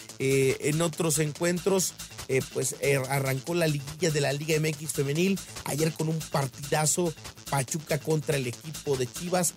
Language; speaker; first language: Spanish; native; Spanish